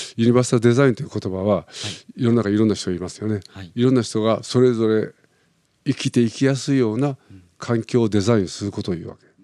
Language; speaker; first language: Japanese; native; Japanese